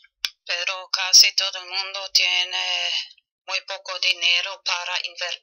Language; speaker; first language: Spanish; non-native, learner; German